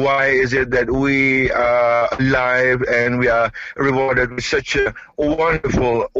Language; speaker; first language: English; non-native, local second language; Malay